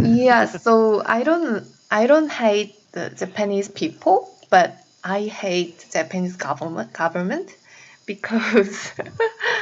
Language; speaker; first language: English; non-native, learner; Korean